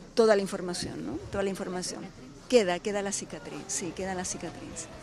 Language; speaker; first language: Spanish; native; Spanish